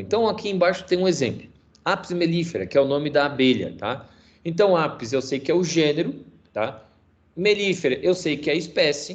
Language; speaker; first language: Portuguese; native; Portuguese